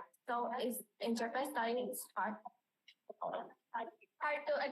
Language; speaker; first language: English; non-native, learner; Indonesian